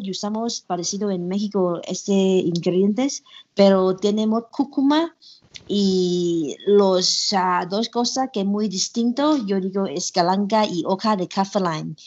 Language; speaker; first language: Spanish; non-native, learner; Thai